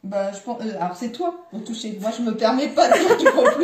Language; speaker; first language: French; native; French